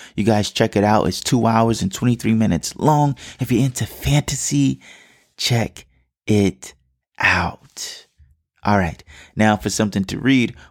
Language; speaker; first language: English; native; English